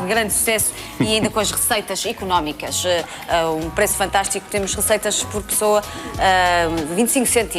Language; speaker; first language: Portuguese; native; Portuguese